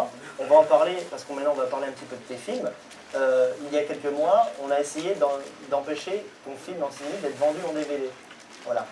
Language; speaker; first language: French; native; French